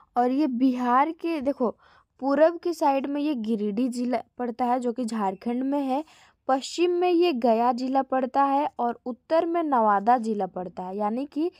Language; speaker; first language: Hindi; native; Hindi